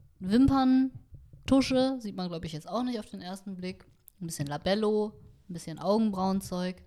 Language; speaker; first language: German; early bilingual, other home language; Vietnamese